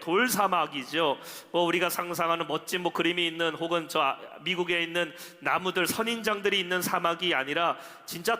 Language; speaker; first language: Korean; native; Korean